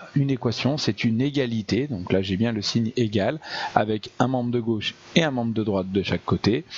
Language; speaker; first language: French; native; French